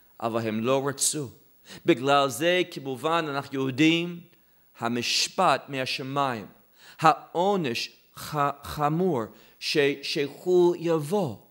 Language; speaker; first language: Hebrew; non-native, fluent; English